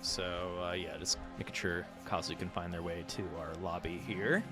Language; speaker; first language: English; native; English